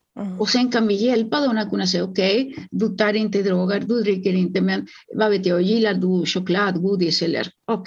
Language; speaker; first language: Swedish; non-native, fluent; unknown